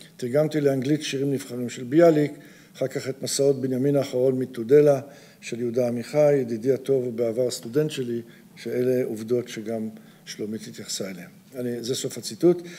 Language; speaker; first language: Hebrew; early bilingual, other home language; English